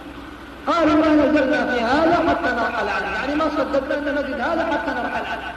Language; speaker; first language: Arabic; native; Arabic